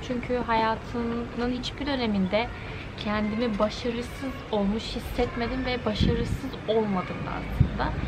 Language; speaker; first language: Turkish; early bilingual, heritage; Turkish